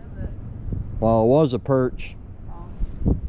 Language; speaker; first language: English; native; English